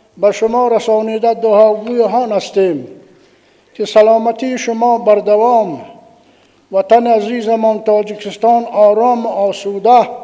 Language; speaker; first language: Tajik; non-native, local second language; Shughni